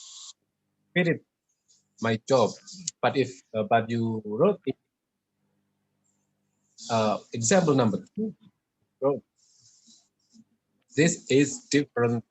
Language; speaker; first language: English; non-native, learner; Indonesian